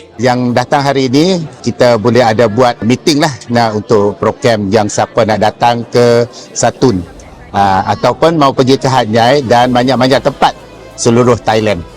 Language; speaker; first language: Malay; non-native, fluent; Thai